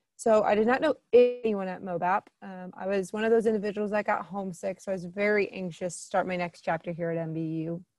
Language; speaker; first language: English; native; English